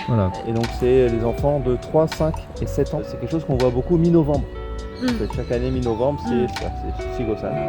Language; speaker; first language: French; native; French